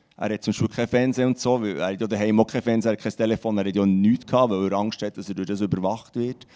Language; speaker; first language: German; non-native, local second language; French